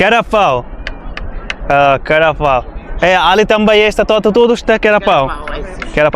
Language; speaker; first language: Portuguese; non-native, learner; Bangla